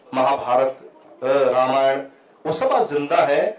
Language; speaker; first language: Hindi; native; Hindi